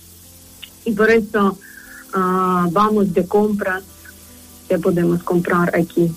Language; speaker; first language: Spanish; non-native, learner; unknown